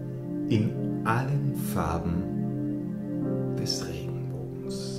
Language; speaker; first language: German; native; German